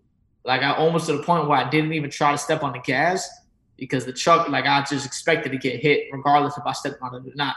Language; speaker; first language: English; native; English